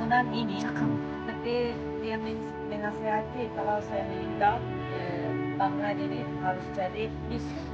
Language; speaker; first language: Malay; non-native, fluent; Turkish